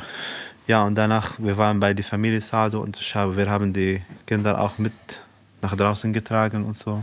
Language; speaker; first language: German; non-native, fluent; Arabic